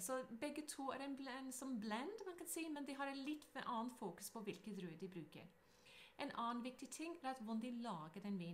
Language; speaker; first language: Norwegian; non-native, fluent; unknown